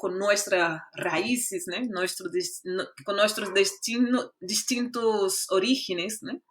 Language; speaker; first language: Spanish; non-native, fluent; Portuguese